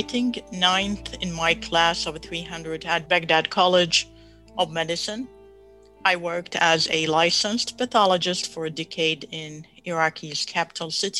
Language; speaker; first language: English; non-native, fluent; Arabic